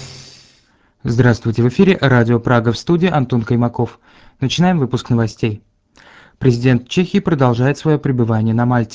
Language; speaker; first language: Russian; native; Russian